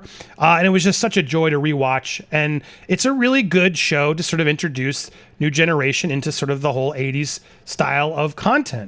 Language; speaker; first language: English; native; English